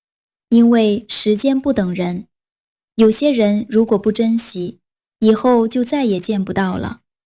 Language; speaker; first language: Chinese; non-native, fluent; Vietnamese